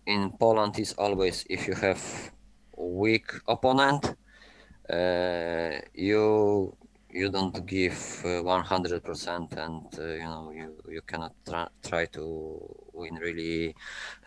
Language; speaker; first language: English; non-native, learner; Polish